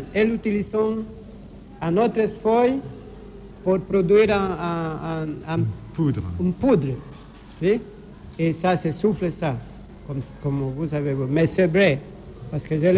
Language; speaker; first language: French; non-native, learner; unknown